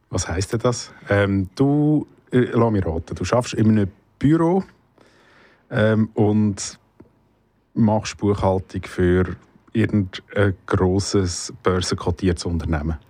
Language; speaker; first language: German; native; German